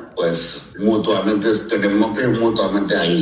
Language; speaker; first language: Spanish; non-native, fluent; Chinese